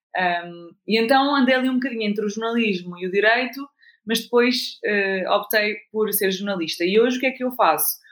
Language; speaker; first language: Portuguese; native; Portuguese